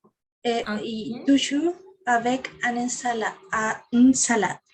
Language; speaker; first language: French; non-native, learner; Spanish